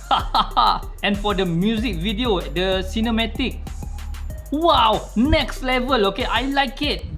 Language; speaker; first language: English; non-native, local second language; Malay